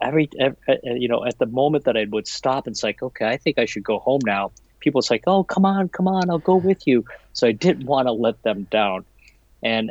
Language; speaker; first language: English; native; English